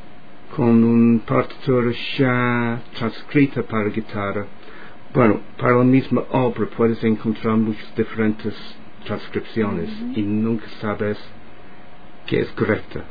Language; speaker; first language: Spanish; non-native, fluent; English